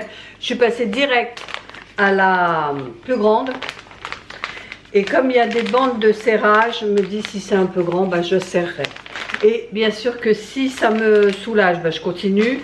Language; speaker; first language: French; native; French